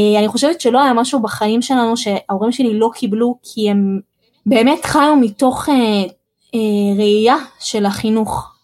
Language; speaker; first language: Hebrew; early bilingual, other home language; Russian